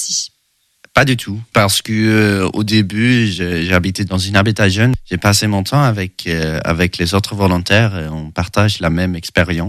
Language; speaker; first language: French; non-native, learner; Swedish